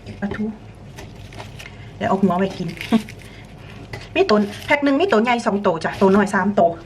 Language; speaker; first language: Thai; native; Thai